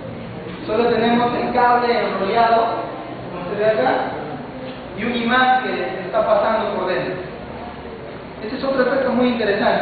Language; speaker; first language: Spanish; native; Spanish